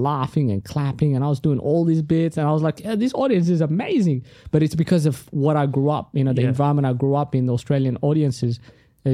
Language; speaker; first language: English; non-native, local second language; Tigrinya